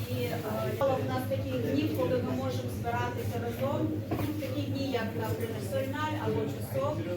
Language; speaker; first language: Ukrainian; non-native, learner; Korean